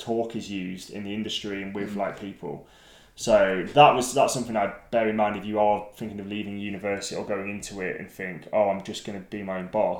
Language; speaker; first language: English; native; English